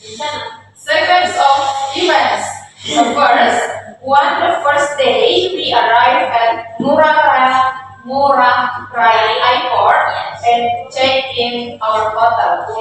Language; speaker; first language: English; non-native, learner; Indonesian